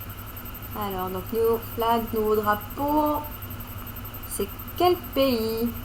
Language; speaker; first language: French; non-native, fluent; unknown